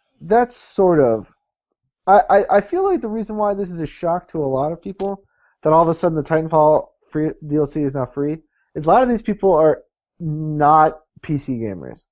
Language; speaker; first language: English; native; English